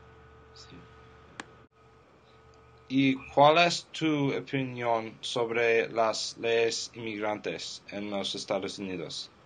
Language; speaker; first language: Spanish; non-native, learner; English